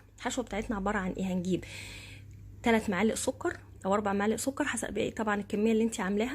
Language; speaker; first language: Arabic; native; Arabic